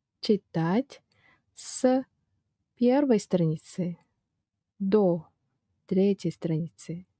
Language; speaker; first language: Russian; non-native, fluent; Japanese